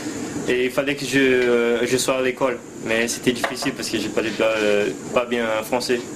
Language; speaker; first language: French; non-native, fluent; Portuguese